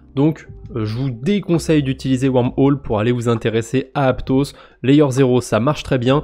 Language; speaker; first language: French; native; French